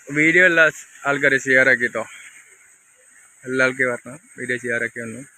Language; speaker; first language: Malayalam; non-native, learner; Assamese